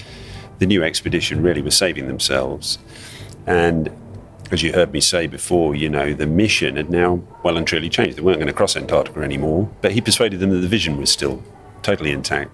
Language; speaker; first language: English; native; English